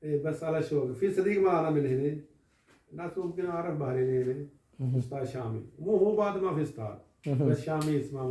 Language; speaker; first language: Arabic; non-native, learner; Urdu